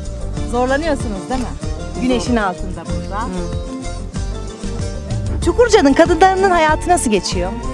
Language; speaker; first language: Turkish; native; Turkish